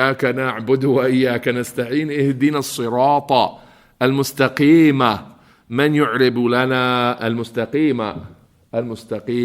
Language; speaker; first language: Arabic; non-native, fluent; English